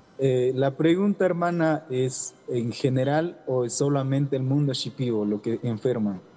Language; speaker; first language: Spanish; non-native, local second language; Shipibo-Conibo